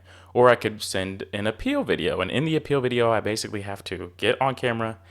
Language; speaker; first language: English; native; English